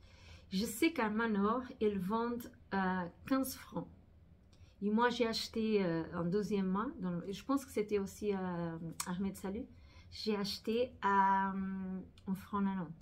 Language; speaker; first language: French; non-native, fluent; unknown